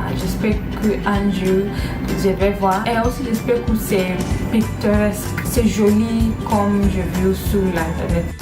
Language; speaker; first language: French; non-native, learner; Swahili